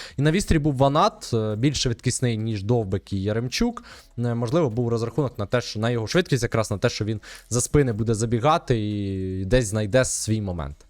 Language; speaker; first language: Ukrainian; native; Ukrainian